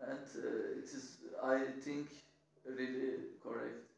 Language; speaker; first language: English; non-native, learner; Turkish